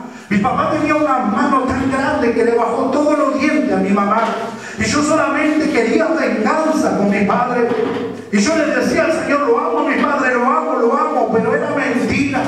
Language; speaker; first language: Spanish; native; Spanish